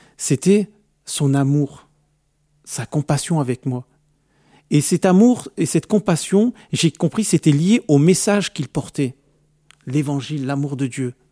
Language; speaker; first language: French; early bilingual, other home language; Arabic